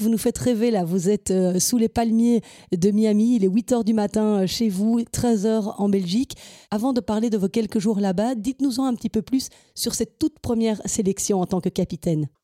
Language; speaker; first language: French; native; French